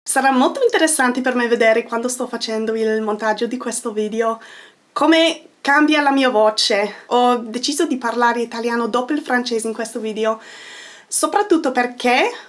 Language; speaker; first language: Italian; non-native, fluent; English